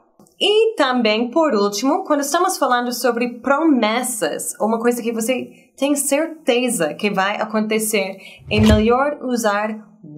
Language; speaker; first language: Portuguese; non-native, fluent; English